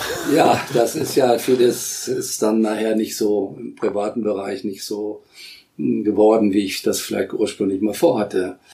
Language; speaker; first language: German; native; German